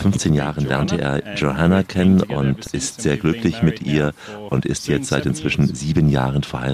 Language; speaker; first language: German; native; German